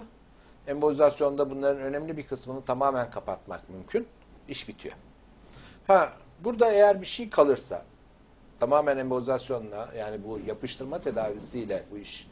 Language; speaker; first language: Turkish; native; Turkish